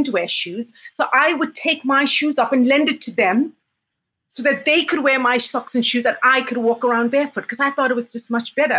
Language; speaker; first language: English; native; English